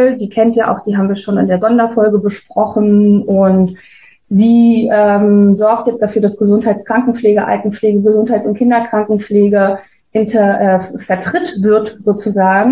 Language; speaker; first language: German; native; German